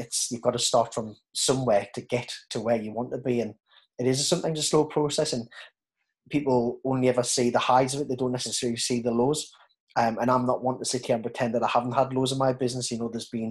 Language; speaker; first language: English; native; English